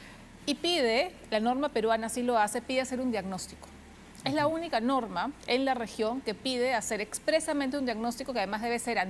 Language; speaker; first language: Spanish; native; Spanish